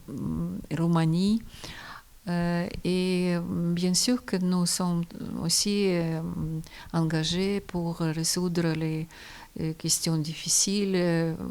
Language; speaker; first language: French; non-native, fluent; Ukrainian